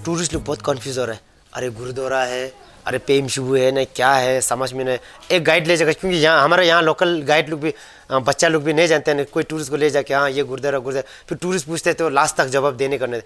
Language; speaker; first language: Hindi; non-native, local second language; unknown